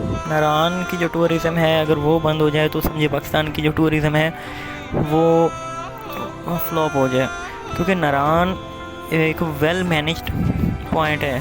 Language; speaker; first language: Urdu; native; Urdu